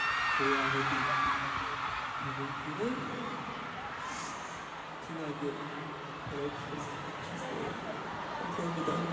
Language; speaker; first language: Korean; non-native, fluent; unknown